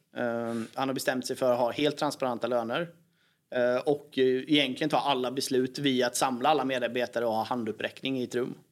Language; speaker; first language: Swedish; native; Swedish